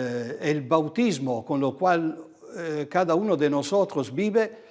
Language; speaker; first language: Spanish; non-native, fluent; Italian